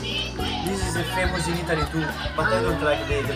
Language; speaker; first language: English; non-native, learner; Italian